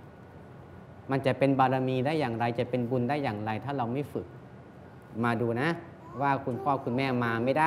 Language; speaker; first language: Thai; native; Thai